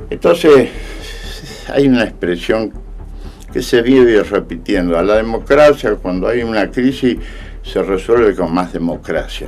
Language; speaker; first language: Spanish; native; Spanish